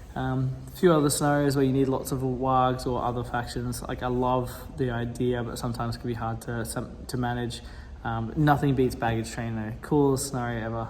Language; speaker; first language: English; native; English